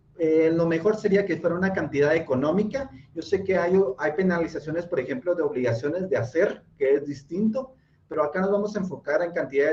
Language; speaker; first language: Spanish; native; Spanish